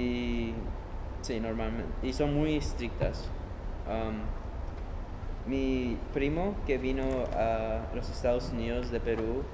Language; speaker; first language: Spanish; early bilingual, heritage; Spanish